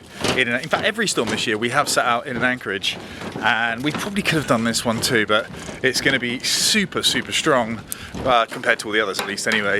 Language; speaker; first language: English; native; English